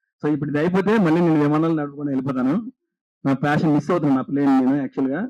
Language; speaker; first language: Telugu; native; Telugu